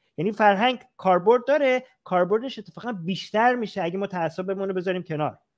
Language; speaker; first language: Persian; native; Persian